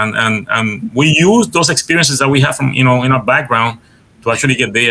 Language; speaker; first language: English; non-native, fluent; Spanish